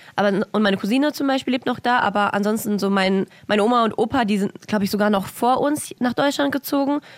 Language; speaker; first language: German; early bilingual, other home language; Russian